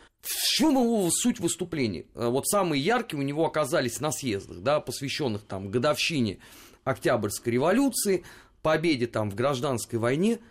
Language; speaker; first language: Russian; native; Russian